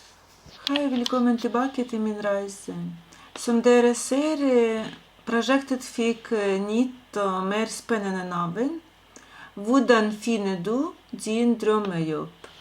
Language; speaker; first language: Norwegian; non-native, fluent; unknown